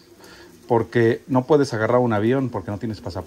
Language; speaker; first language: Spanish; native; Spanish